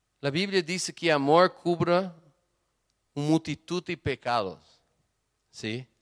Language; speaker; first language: Spanish; non-native, fluent; Portuguese